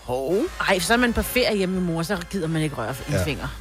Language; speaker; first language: Danish; native; Danish